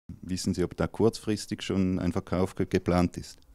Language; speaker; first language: German; native; German